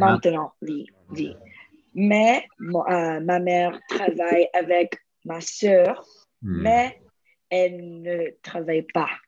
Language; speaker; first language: French; non-native, learner; Spanish